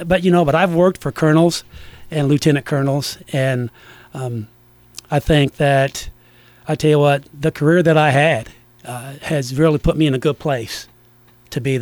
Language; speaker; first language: English; native; English